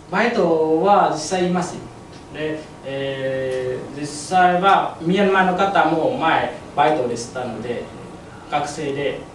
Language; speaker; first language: Japanese; non-native, learner; Vietnamese